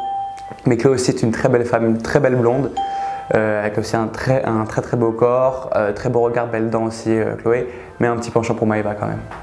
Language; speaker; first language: French; native; French